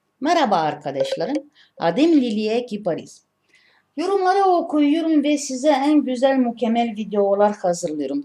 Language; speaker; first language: Turkish; non-native, learner; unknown